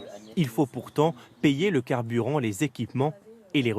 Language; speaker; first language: French; native; French